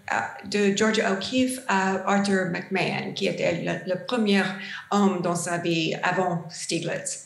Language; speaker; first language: French; non-native, learner; English